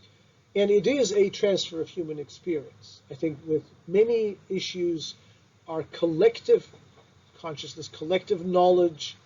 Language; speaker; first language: English; non-native, fluent; Turkish